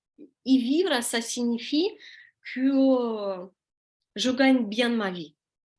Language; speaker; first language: French; non-native, learner; Russian